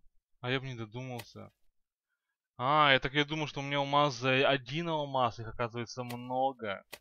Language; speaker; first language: Russian; native; Russian